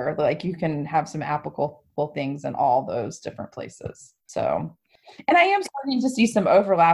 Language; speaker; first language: English; native; English